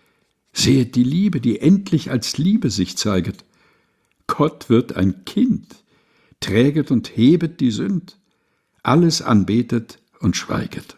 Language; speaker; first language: German; native; German